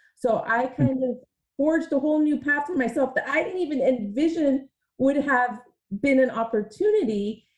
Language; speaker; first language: English; early bilingual, other home language; Hindi